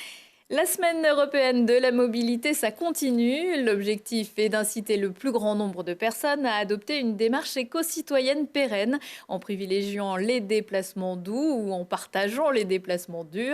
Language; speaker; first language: French; native; French